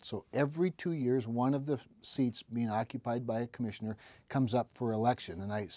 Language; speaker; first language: English; native; English